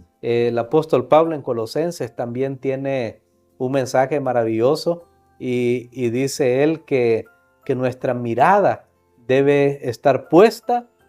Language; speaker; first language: Spanish; native; Spanish